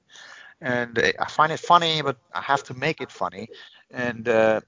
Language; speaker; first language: English; non-native, fluent; Finnish